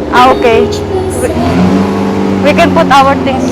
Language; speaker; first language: English; non-native, learner; Filipino